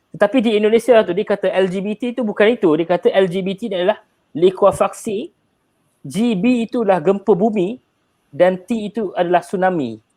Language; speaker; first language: Malay; native; Malay